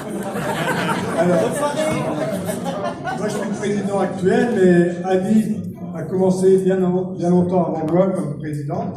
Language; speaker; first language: French; native; French